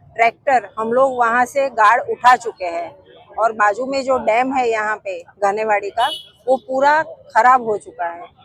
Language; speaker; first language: Hindi; non-native, local second language; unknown